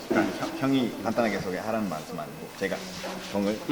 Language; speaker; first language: Korean; non-native, fluent; Spanish